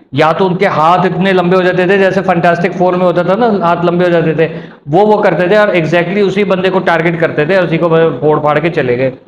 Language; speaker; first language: Urdu; native; Urdu